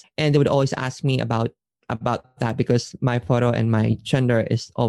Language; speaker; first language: English; non-native, local second language; Filipino